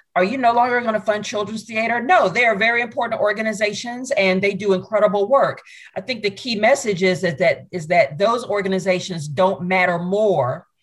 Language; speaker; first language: English; native; English